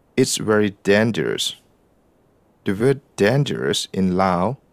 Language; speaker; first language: English; non-native, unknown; Lao